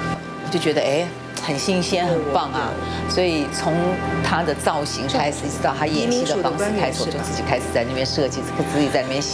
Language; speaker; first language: Chinese; native; Chinese